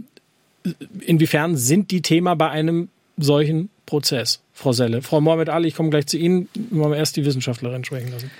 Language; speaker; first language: German; native; German